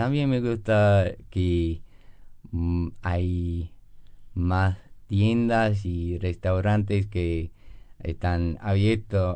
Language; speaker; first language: Spanish; non-native, fluent; English